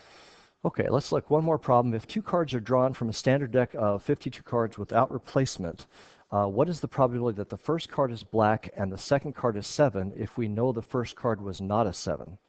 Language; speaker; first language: English; native; English